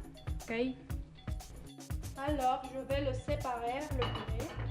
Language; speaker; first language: French; non-native, learner; Spanish